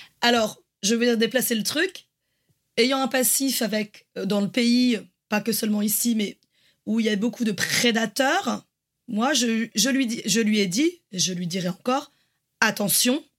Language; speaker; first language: French; native; French